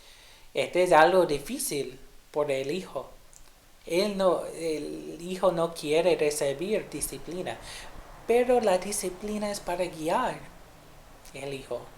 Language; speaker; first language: Spanish; non-native, fluent; English